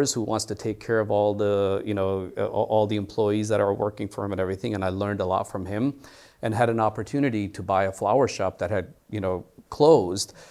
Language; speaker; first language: English; early bilingual, other home language; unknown